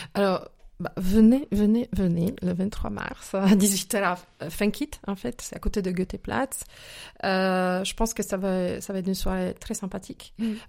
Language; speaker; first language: French; non-native, fluent; Slovak